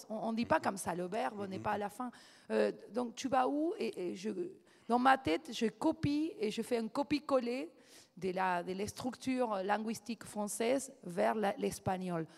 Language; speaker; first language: French; non-native, fluent; Spanish